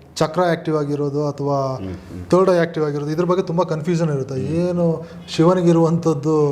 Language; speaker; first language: Kannada; non-native, local second language; Malayalam